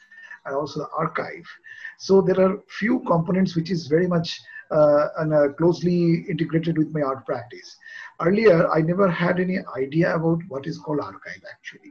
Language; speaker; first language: English; non-native, local second language; Bangla